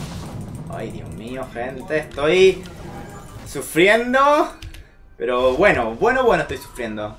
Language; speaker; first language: Spanish; native; Spanish